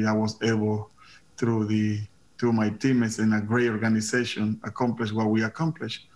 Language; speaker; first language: English; non-native, fluent; Spanish